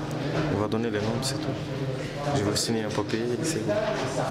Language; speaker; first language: French; non-native, fluent; Portuguese